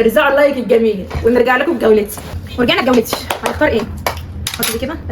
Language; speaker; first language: Arabic; native; Arabic